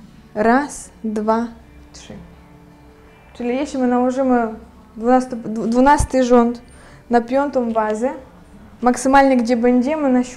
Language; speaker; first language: Polish; non-native, fluent; Ukrainian